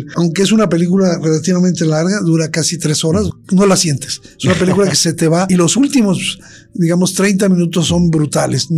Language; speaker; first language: Spanish; native; Spanish